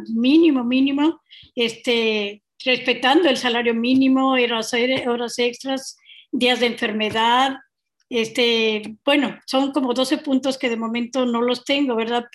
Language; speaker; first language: Spanish; native; Spanish